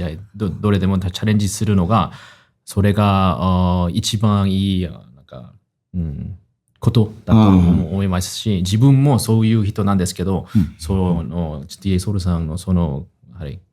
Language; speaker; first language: Japanese; non-native, fluent; Korean